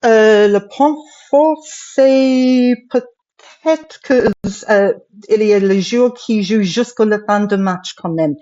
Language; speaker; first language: French; non-native, fluent; English